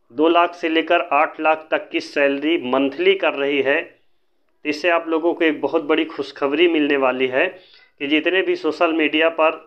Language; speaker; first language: Hindi; native; Hindi